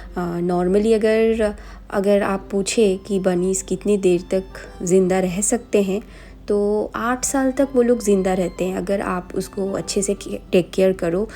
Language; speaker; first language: Hindi; non-native, local second language; Bangla